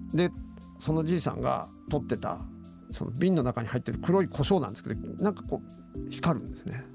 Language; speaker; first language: Japanese; native; Japanese